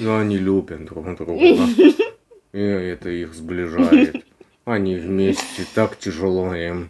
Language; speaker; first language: Russian; native; Russian